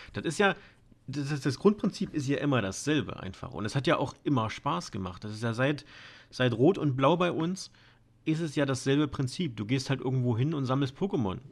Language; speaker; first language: German; native; German